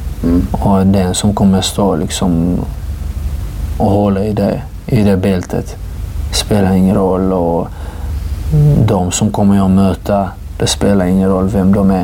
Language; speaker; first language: Swedish; non-native, fluent; Georgian